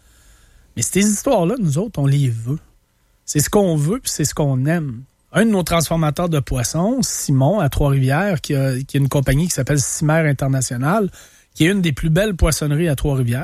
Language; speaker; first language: French; native; French